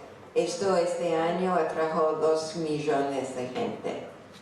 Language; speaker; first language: Spanish; non-native, fluent; English